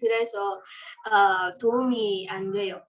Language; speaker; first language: Korean; non-native, learner; Marathi